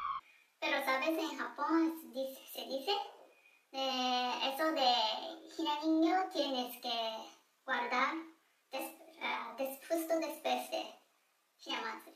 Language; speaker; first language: Spanish; non-native, learner; Japanese